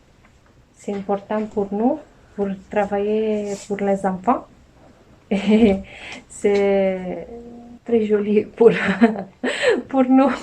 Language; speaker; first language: French; non-native, learner; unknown